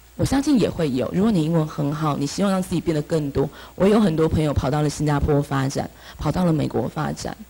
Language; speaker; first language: Chinese; native; Chinese